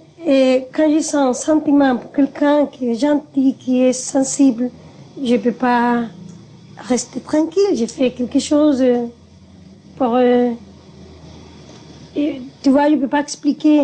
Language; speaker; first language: French; non-native, learner; Spanish